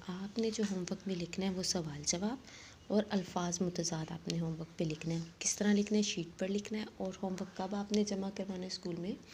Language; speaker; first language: Hindi; non-native, local second language; Saraiki